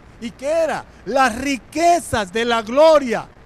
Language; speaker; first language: Spanish; native; Spanish